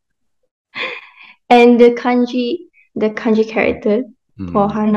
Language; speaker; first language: English; non-native, local second language; Malay